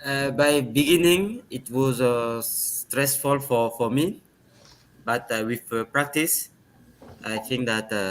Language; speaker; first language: English; non-native, learner; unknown